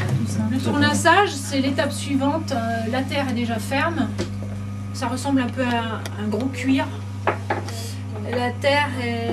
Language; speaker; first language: French; native; French